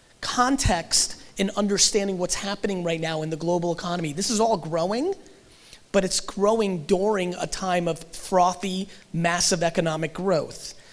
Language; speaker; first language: English; early bilingual, other home language; Russian